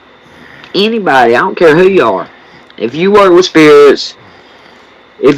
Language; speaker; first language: English; native; English